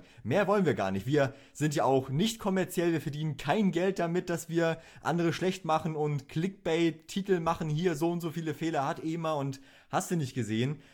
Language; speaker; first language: German; native; German